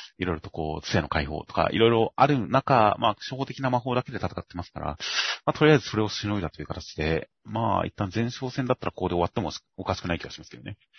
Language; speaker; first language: Japanese; native; Japanese